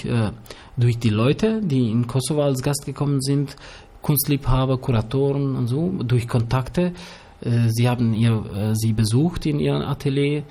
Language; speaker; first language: German; early bilingual, other home language; Albanian